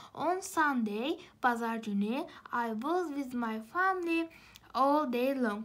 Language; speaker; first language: English; non-native, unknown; Azerbaijani